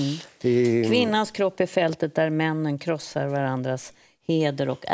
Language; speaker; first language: Swedish; native; Swedish